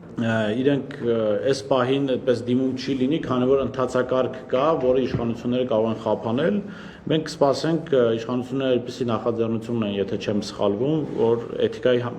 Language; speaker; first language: Armenian; non-native, local second language; Kurdish